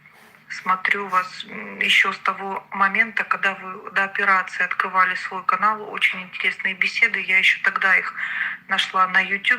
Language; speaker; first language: Russian; native; Russian